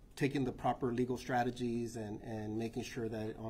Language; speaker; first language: English; early bilingual, other home language; Spanish